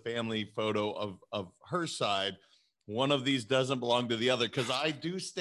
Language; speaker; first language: English; native; English